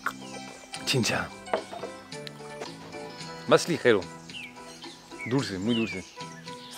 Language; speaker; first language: Spanish; non-native, fluent; French